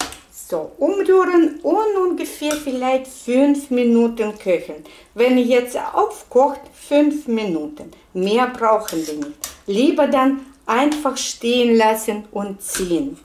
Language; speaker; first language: German; non-native, fluent; Russian